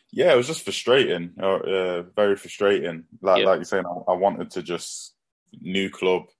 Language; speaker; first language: English; native; English